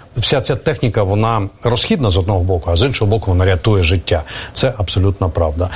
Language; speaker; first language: Ukrainian; native; Ukrainian